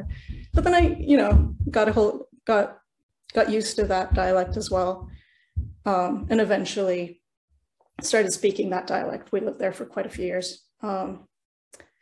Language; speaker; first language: English; early bilingual, other home language; Norwegian